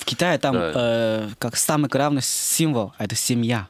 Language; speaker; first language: Russian; non-native, learner; Chinese